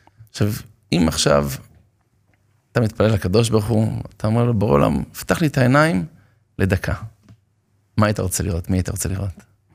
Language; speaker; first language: Hebrew; native; Hebrew